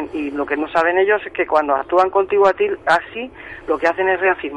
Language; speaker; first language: Spanish; native; Spanish